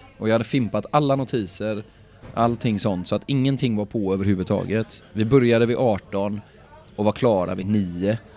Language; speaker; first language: Swedish; native; Swedish